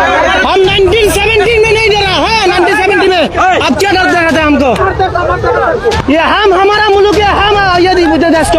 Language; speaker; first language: Hindi; non-native, learner; Bangla